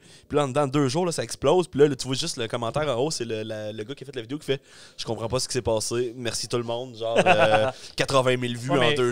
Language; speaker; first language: French; native; French